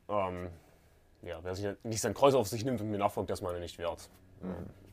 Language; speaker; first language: German; native; German